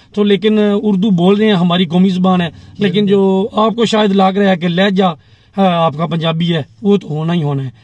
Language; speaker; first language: Urdu; non-native, local second language; Punjabi